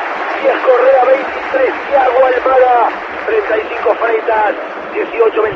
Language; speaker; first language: Spanish; native; Spanish